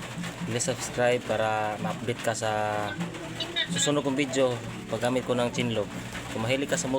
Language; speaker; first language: Filipino; non-native, local second language; Cebuano